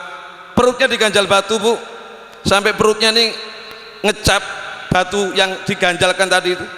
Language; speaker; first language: Indonesian; non-native, local second language; Javanese